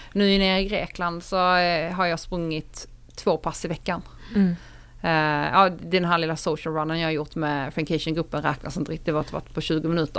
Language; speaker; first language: Swedish; native; Swedish